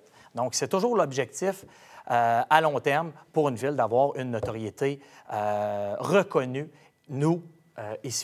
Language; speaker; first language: French; native; French